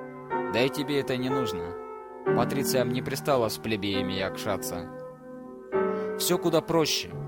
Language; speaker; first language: Russian; native; Russian